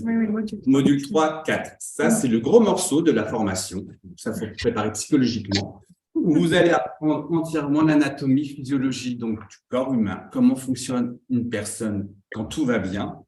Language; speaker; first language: French; native; French